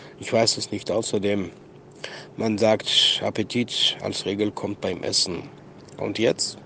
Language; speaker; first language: German; non-native, fluent; Armenian